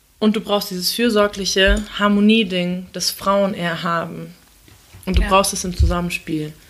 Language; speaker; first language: German; early bilingual, other home language; Turkish